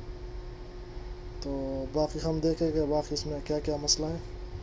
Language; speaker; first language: Hindi; non-native, local second language; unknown